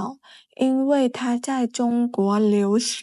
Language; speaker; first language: Chinese; non-native, fluent; Khmer